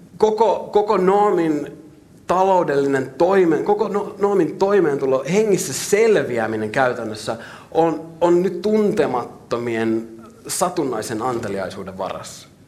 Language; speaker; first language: Finnish; native; Finnish